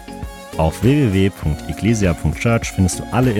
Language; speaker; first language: German; native; German